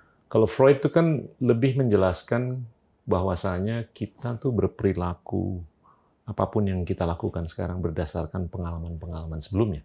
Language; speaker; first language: Indonesian; native; Indonesian